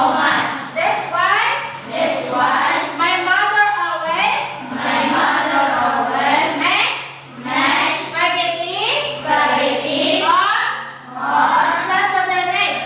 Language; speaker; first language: English; non-native, learner; Indonesian